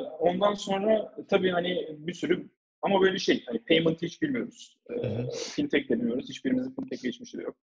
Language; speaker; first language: Turkish; early bilingual, heritage; Turkish